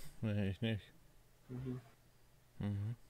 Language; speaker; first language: German; native; German